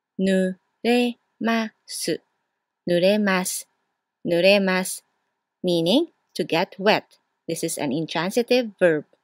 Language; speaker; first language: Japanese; non-native, fluent; Burmese